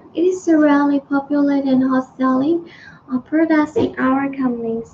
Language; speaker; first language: English; non-native, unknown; Chinese